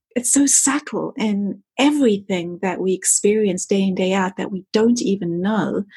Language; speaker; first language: English; native; English